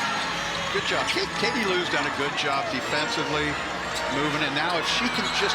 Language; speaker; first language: English; native; English